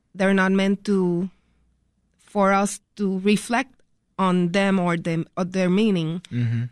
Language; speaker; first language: English; non-native, fluent; Spanish